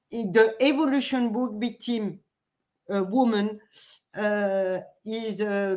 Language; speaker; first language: English; non-native, learner; French